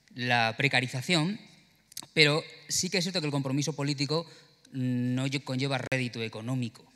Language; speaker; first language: Spanish; native; Spanish